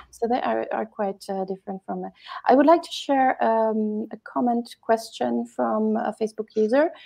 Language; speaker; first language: English; non-native, fluent; German